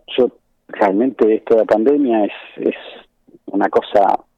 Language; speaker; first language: Spanish; native; Spanish